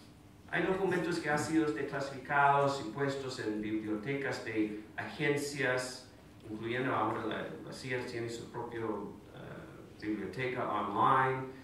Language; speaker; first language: Spanish; non-native, fluent; English